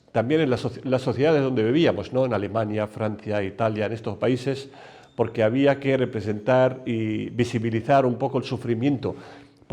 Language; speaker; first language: Spanish; non-native, fluent; Arabic